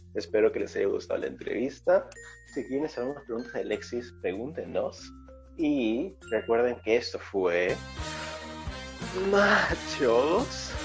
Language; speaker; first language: Spanish; native; Spanish